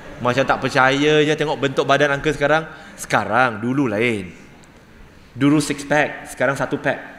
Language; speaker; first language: Malay; non-native, local second language; Cantonese